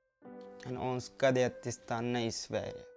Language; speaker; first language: Swedish; non-native, learner; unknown